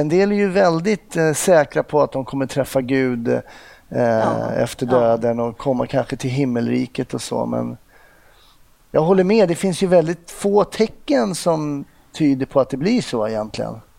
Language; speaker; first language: Swedish; native; Swedish